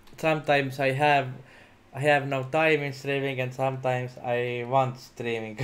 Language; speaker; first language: English; non-native, learner; Estonian